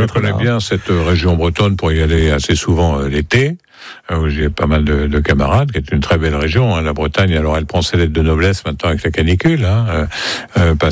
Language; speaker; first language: French; native; French